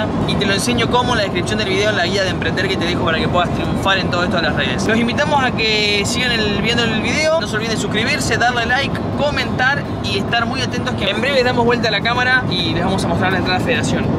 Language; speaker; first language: Spanish; native; Spanish